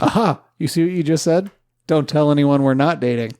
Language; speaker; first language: English; native; English